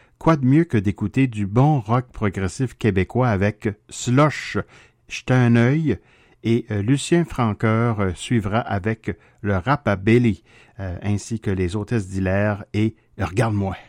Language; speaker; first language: French; native; French